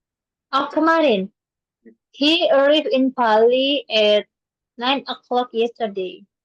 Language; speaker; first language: English; non-native, learner; Indonesian